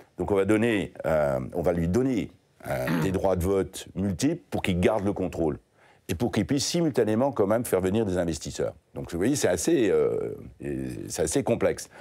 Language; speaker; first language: French; native; French